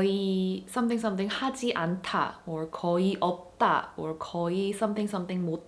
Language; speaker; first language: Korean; non-native, fluent; English